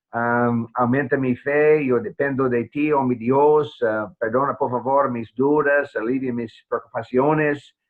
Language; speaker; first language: Spanish; non-native, fluent; English